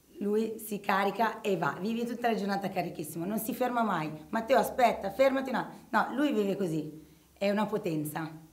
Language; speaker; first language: Italian; early bilingual, other home language; Arabic